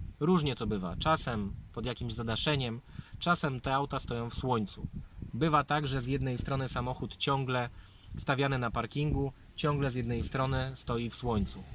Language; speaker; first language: Polish; native; Polish